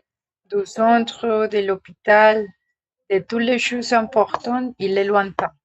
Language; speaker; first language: French; non-native, learner; Spanish